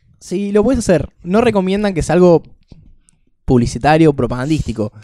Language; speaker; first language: Spanish; native; Spanish